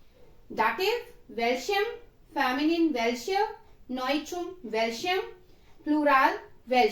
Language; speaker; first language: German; non-native, fluent; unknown